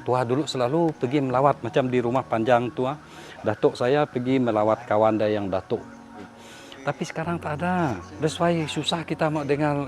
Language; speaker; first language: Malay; non-native, local second language; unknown